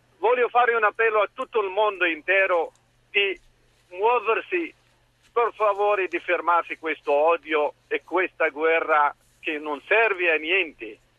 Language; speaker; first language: Italian; non-native, fluent; Arabic